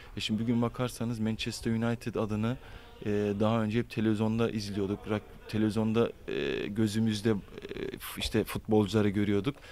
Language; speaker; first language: Turkish; early bilingual, heritage; Turkish